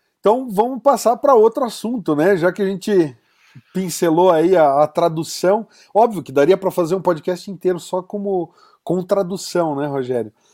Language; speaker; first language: Portuguese; native; Portuguese